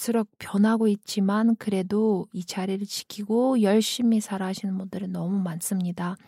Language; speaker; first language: Korean; non-native, fluent; Kyrgyz